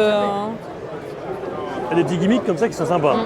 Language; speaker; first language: French; native; French